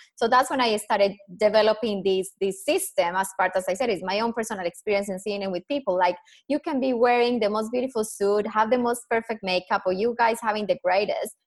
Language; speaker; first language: English; non-native, fluent; Spanish